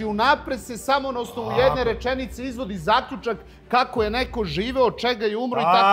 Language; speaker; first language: Serbian; native; Serbian